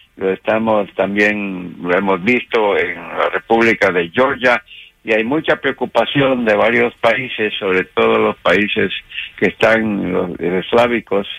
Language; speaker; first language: Spanish; native; Spanish